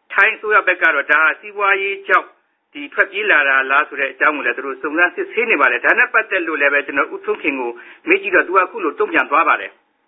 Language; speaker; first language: Burmese; native; Burmese